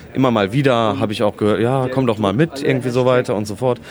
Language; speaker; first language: German; native; German